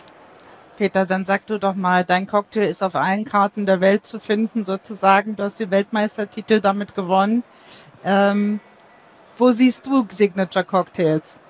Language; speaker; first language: German; native; German